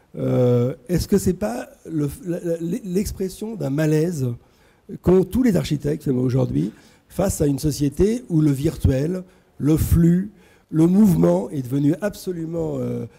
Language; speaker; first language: French; native; French